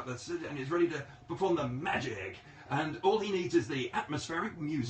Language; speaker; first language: English; native; English